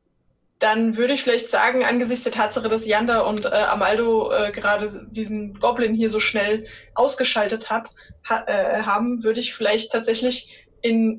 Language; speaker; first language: German; native; German